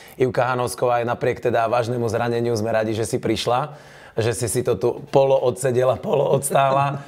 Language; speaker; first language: Slovak; native; Slovak